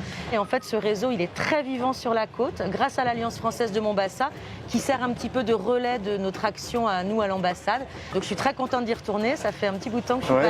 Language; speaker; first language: French; native; French